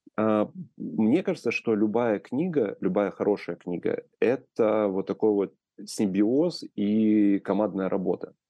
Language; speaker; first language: Russian; native; Russian